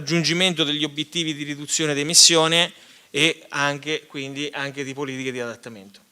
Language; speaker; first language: Italian; native; Italian